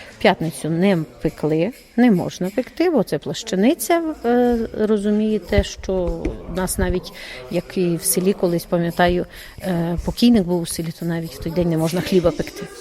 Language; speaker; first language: Ukrainian; native; Ukrainian